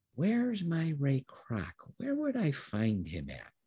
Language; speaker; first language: English; native; English